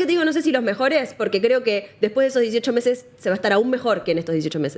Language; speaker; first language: Spanish; native; Spanish